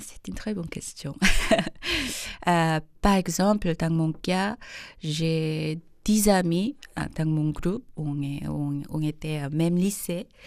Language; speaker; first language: French; non-native, fluent; Korean